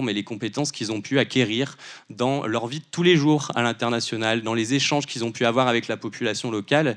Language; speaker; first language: French; native; French